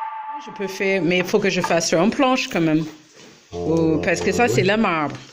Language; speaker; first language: French; non-native, learner; English